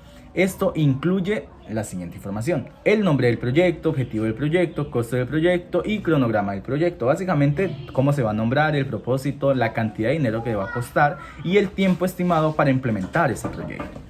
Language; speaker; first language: Spanish; native; Spanish